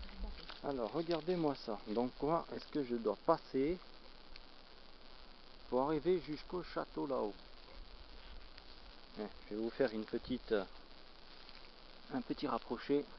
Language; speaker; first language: French; native; French